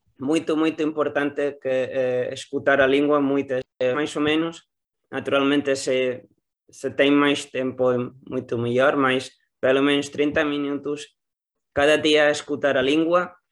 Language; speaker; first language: Portuguese; non-native, learner; Spanish